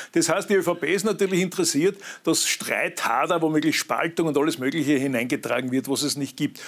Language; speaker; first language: German; native; German